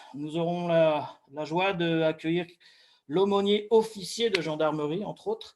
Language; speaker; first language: French; native; French